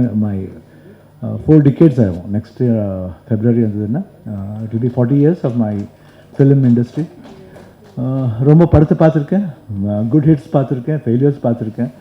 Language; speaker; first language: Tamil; non-native, local second language; Kannada